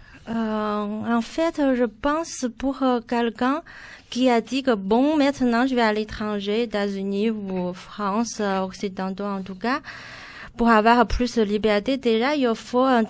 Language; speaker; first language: French; non-native, fluent; Chinese